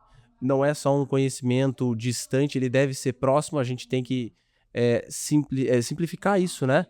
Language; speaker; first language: Portuguese; native; Portuguese